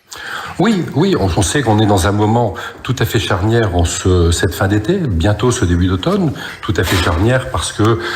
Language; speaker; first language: French; native; French